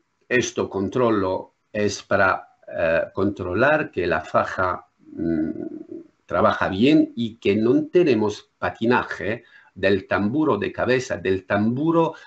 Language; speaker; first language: Spanish; non-native, learner; French